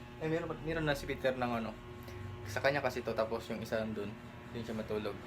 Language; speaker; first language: Filipino; non-native, local second language; Cebuano